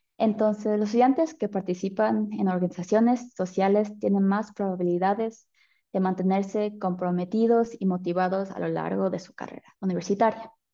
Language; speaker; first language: Spanish; early bilingual, heritage; Spanish